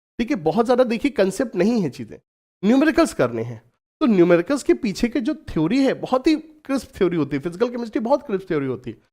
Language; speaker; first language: Hindi; native; Hindi